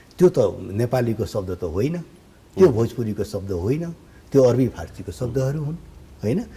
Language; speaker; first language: Nepali; non-native, local second language; Bhojpuri